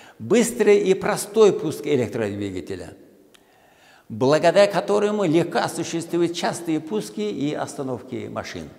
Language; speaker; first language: Russian; non-native, local second language; Uzbek